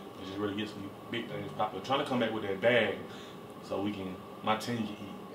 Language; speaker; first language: English; native; English